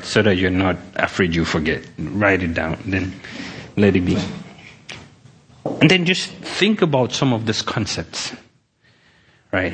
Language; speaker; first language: English; non-native, local second language; Yoruba